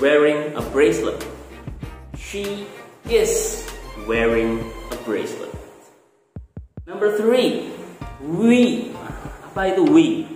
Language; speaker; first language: English; non-native, fluent; Indonesian